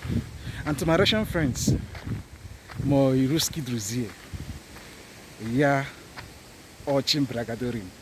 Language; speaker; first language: Russian; non-native, learner; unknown